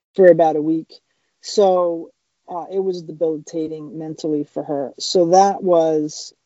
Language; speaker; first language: English; native; English